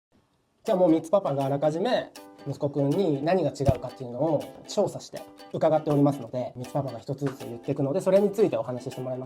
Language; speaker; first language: Japanese; native; Japanese